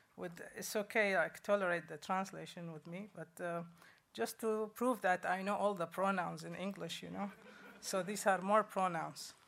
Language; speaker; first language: English; non-native, fluent; Arabic